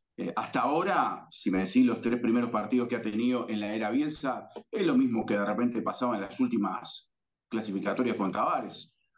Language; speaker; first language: Spanish; native; Spanish